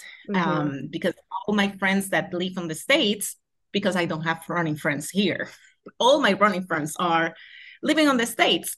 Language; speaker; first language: English; non-native, fluent; Spanish